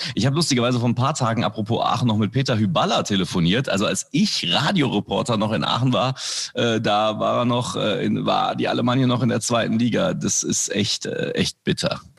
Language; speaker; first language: German; early bilingual, other home language; Indonesian